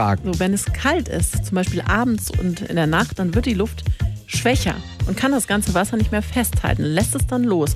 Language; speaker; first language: German; native; German